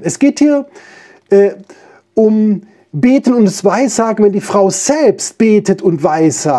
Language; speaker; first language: German; native; German